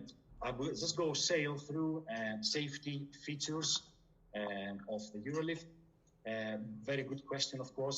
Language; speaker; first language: English; non-native, fluent; Greek